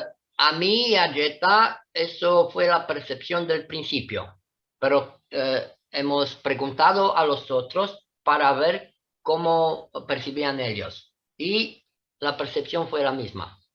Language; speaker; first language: Spanish; non-native, fluent; Italian